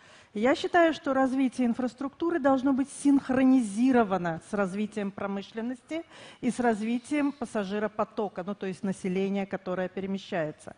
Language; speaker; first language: Russian; native; Russian